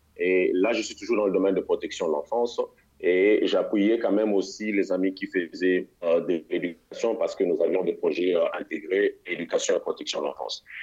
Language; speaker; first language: French; non-native, local second language; Lingala